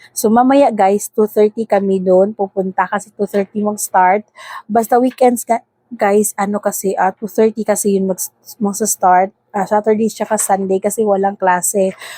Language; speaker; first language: Filipino; non-native, local second language; Cebuano